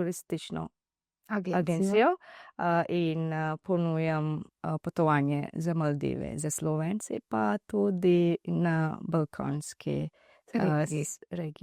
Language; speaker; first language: Slovenian; non-native, learner; Divehi